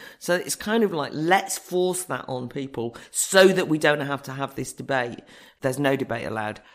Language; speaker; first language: English; native; English